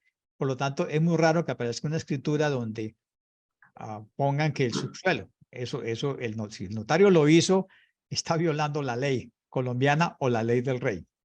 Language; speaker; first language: Spanish; native; Spanish